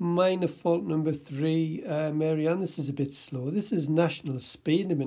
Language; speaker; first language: English; native; English